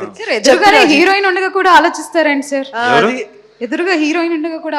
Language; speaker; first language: Telugu; native; Telugu